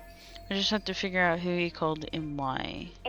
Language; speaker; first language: English; native; English